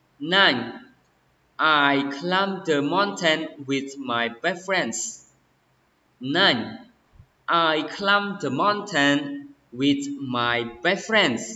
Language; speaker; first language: English; non-native, learner; Khmer